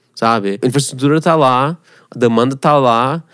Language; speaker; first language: Portuguese; non-native, fluent; Russian